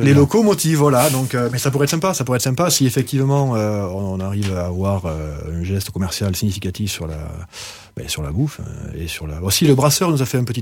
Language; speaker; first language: French; native; French